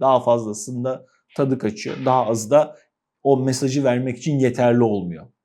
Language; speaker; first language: Turkish; native; Turkish